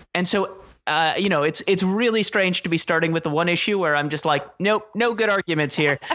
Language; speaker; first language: English; native; English